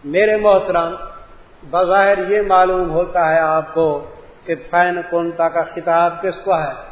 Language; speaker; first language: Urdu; non-native, local second language; Punjabi